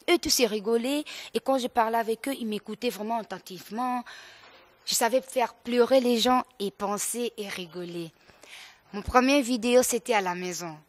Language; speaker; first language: French; non-native, local second language; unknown